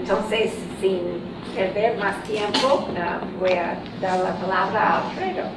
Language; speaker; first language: Spanish; non-native, fluent; English